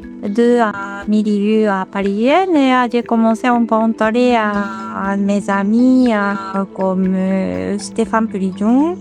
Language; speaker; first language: French; non-native, fluent; Japanese